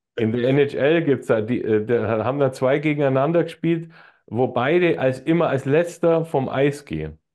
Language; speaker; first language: German; native; German